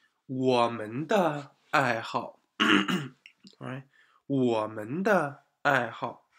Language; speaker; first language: Chinese; non-native, fluent; English